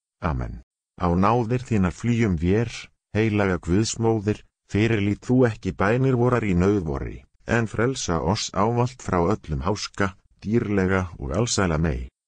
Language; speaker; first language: Icelandic; non-native, learner; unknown